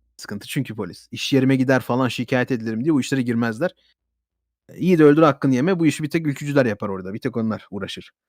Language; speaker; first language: Turkish; early bilingual, heritage; Turkish